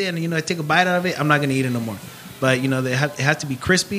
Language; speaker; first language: English; native; English